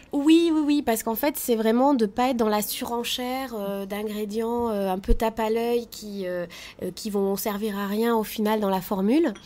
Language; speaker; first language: French; native; French